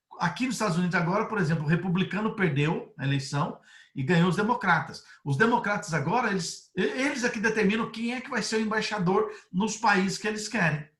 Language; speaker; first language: Portuguese; native; Portuguese